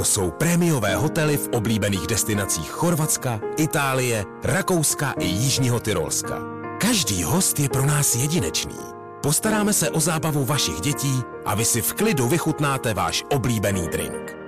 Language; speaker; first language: Czech; native; Czech